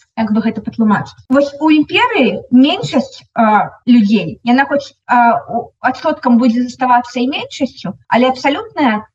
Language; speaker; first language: Belarusian; non-native, local second language; Russian